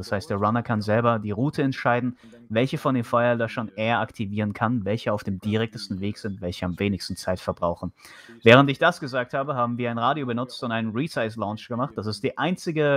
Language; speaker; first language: German; native; German